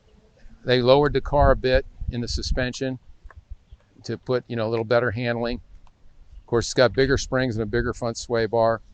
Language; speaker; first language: English; native; English